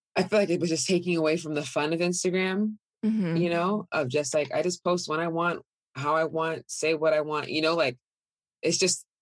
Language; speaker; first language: English; early bilingual, other home language; Yoruba